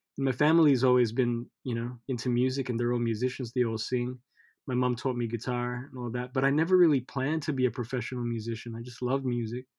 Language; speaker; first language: English; early bilingual, other home language; Filipino